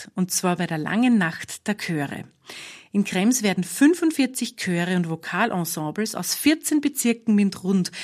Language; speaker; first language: German; native; German